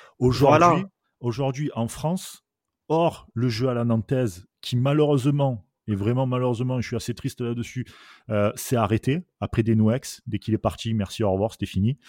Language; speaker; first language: French; native; French